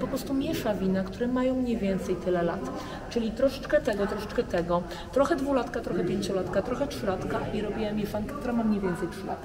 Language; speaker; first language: Polish; native; Polish